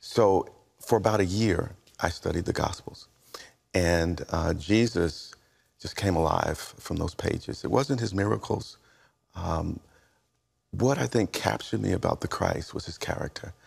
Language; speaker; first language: English; native; English